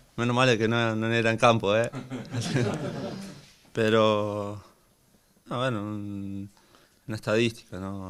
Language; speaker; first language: Italian; non-native, learner; Spanish